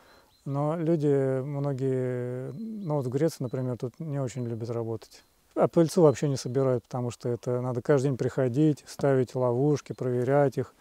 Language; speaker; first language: Russian; native; Russian